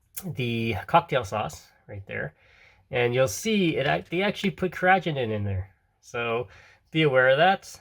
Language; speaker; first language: English; native; English